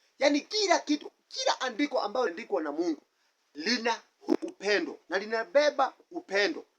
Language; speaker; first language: Swahili; non-native, local second language; Kikuyu